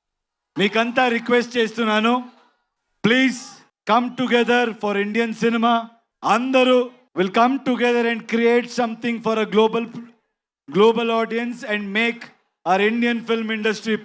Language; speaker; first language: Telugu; non-native, fluent; Kannada